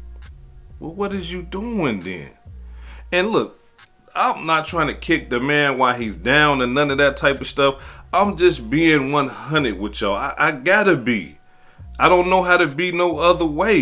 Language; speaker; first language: English; native; English